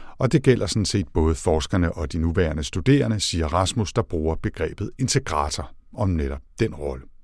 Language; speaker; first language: Danish; native; Danish